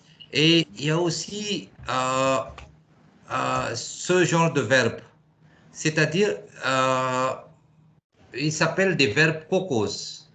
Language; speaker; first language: French; non-native, fluent; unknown